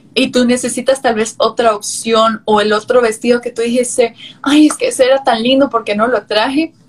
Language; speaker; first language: Spanish; early bilingual, heritage; Spanish